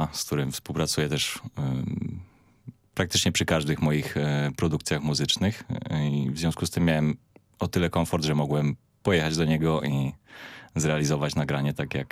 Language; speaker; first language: Polish; native; Polish